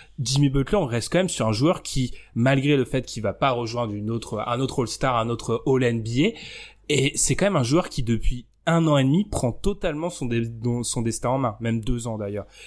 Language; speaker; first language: French; native; French